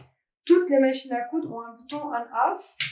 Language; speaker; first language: French; native; French